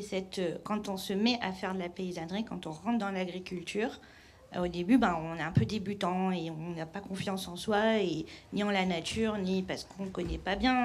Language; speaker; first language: French; native; French